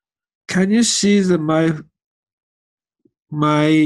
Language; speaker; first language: English; non-native, learner; Japanese